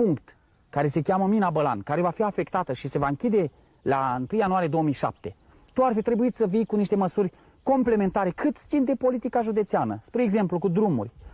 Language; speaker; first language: Romanian; native; Romanian